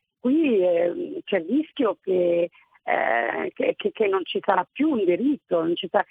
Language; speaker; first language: Italian; non-native, fluent; Arabic